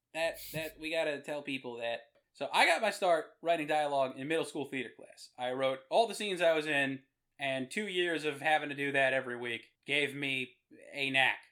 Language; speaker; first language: English; native; English